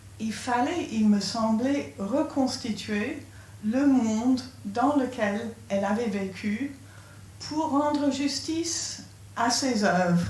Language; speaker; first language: French; non-native, fluent; English